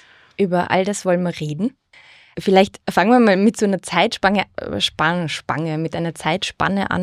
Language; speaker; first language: German; native; German